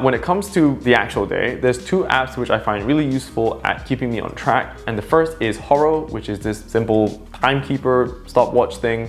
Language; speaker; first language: English; native; English